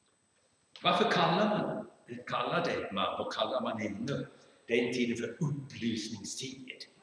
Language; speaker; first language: Swedish; non-native, fluent; German